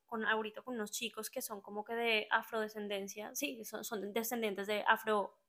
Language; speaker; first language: Spanish; native; Spanish